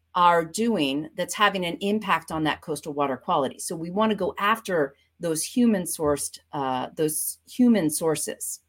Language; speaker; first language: English; native; English